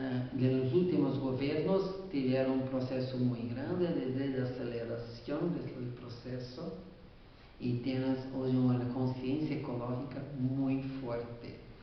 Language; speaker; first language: Spanish; non-native, fluent; Portuguese